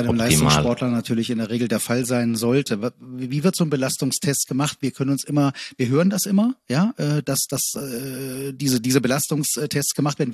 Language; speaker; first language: German; native; German